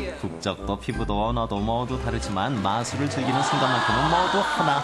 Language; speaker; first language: Korean; native; Korean